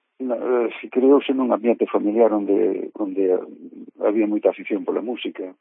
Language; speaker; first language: Galician; native; Galician